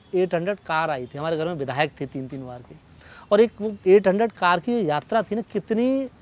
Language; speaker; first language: Hindi; native; Hindi